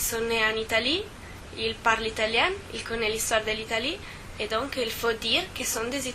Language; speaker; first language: French; non-native, fluent; Italian